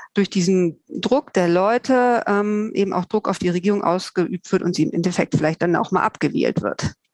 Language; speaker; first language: German; non-native, fluent; Russian